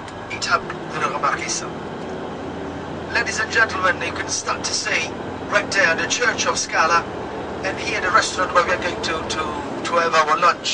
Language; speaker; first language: English; non-native, fluent; Italian